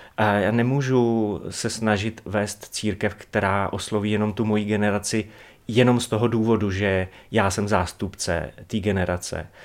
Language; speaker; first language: Czech; native; Czech